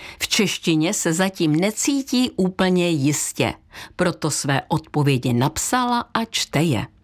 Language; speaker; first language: Czech; native; Czech